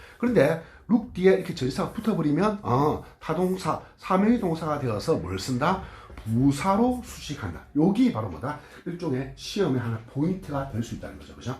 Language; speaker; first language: Korean; native; Korean